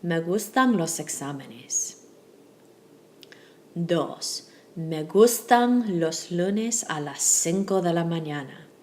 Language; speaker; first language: Spanish; non-native, fluent; English